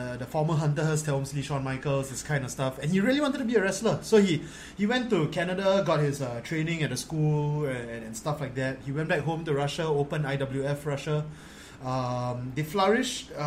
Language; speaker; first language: English; native; English